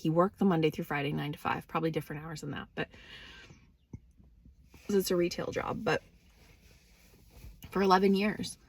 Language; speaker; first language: English; native; English